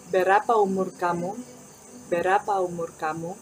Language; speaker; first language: Indonesian; non-native, fluent; Spanish